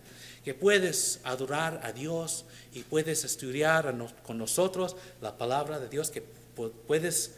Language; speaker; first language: Spanish; non-native, learner; English